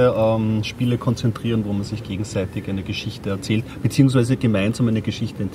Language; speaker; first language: German; native; German